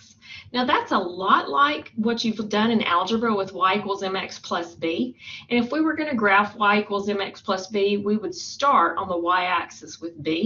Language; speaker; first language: English; native; English